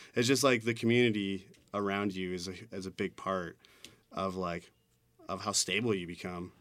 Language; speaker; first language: English; native; English